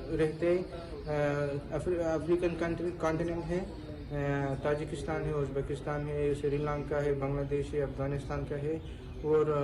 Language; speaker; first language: Hindi; non-native, learner; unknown